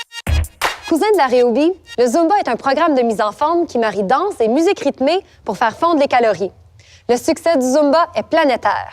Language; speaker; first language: French; native; French